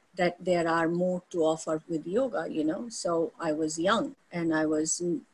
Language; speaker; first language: English; non-native, local second language; Bangla